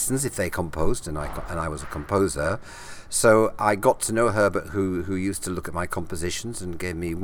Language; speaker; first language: English; native; English